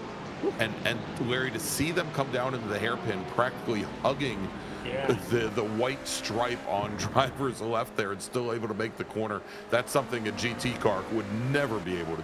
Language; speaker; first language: English; native; English